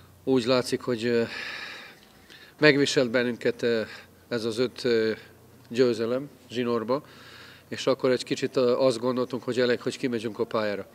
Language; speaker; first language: Hungarian; non-native, fluent; Serbian